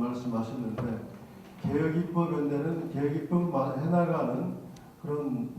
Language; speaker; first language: Korean; native; Korean